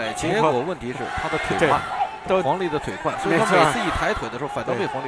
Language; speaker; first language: Chinese; native; Chinese